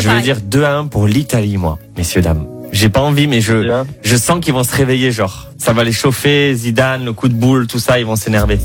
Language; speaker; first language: French; early bilingual, other home language; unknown